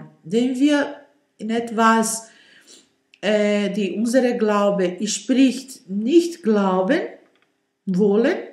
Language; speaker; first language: German; non-native, learner; Portuguese